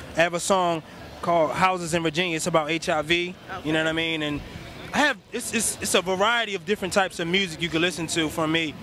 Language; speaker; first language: English; native; English